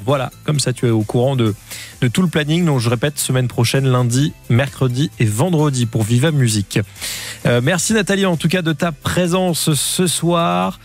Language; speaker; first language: French; native; French